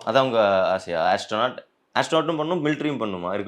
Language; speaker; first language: Tamil; native; Tamil